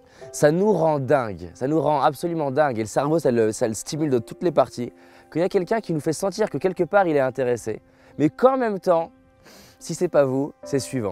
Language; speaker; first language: French; native; French